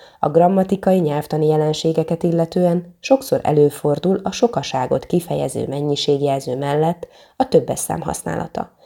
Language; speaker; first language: Hungarian; native; Hungarian